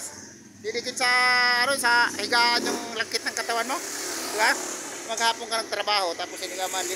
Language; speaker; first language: Filipino; native; Filipino